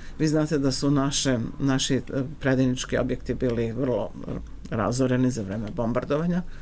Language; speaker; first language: Serbian; native; Serbian